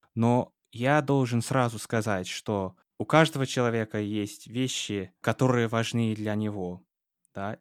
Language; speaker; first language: Russian; non-native, fluent; English